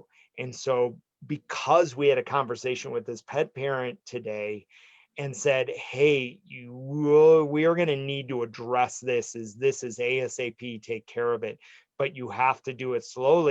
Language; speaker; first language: English; native; English